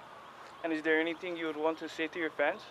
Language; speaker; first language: English; native; English